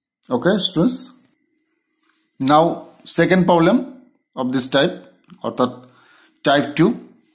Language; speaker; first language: English; non-native, local second language; Bangla